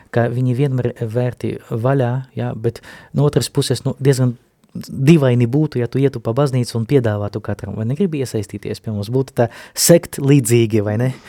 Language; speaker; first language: Latvian; non-native, local second language; Russian